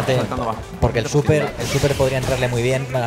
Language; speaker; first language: Spanish; native; Spanish